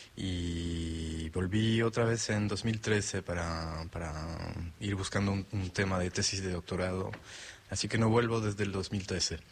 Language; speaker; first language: Spanish; non-native, fluent; French